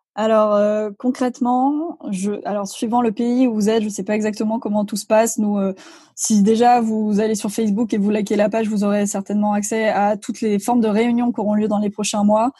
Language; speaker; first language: French; native; French